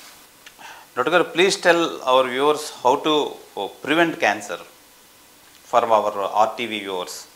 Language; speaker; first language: Telugu; native; Telugu